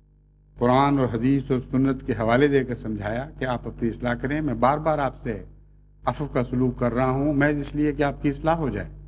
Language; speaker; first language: Urdu; native; Urdu